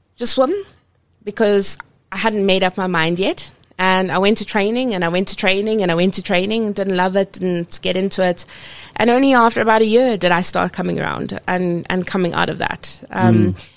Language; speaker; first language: English; native; English